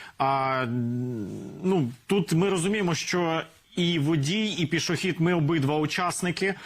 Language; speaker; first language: Ukrainian; native; Ukrainian